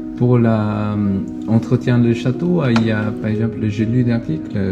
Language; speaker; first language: French; non-native, learner; Korean